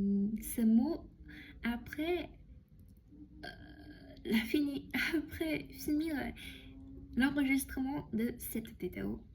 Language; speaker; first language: French; non-native, learner; Chinese